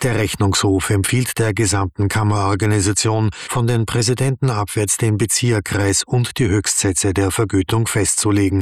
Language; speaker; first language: German; native; German